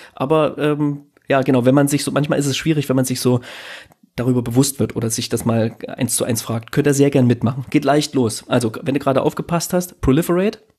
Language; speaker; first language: German; native; German